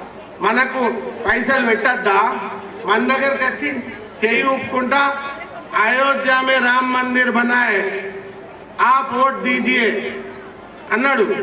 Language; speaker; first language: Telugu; native; Telugu